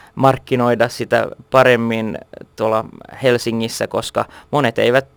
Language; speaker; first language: Finnish; non-native, local second language; Swedish